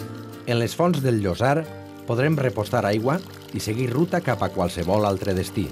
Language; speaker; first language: Catalan; native; Catalan